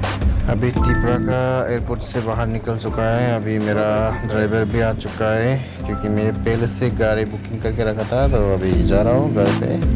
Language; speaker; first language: Hindi; non-native, local second language; Kok Borok